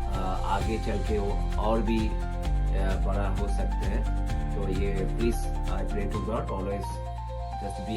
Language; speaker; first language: Hindi; non-native, local second language; Bangla